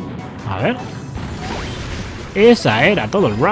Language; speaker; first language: Spanish; native; Spanish